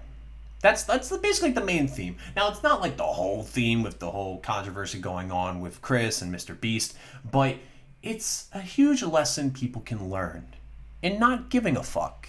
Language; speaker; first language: English; native; English